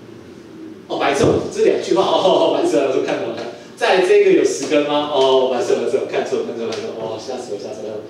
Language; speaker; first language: Chinese; native; Chinese